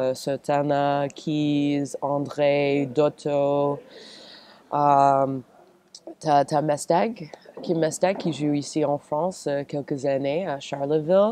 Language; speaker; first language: French; non-native, fluent; English